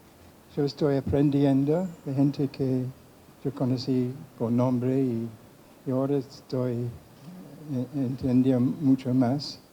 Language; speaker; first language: Spanish; non-native, fluent; English